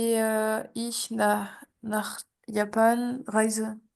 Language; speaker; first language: German; non-native, learner; French